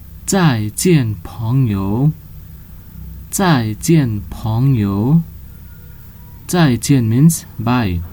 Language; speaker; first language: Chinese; non-native, fluent; Nepali